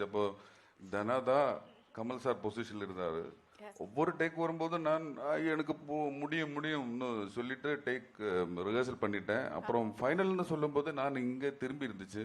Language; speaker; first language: Tamil; non-native, learner; Malayalam